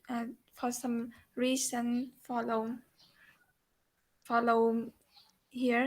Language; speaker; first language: English; non-native, learner; Vietnamese